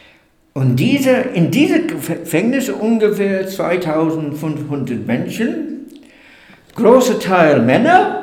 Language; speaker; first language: German; non-native, fluent; English